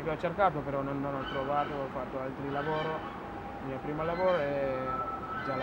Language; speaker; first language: Italian; non-native, learner; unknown